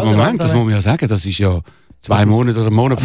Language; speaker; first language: German; native; German